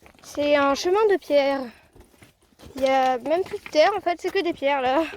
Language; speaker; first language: French; native; French